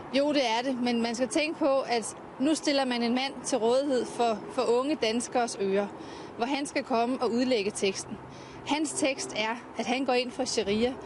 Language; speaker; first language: Danish; native; Danish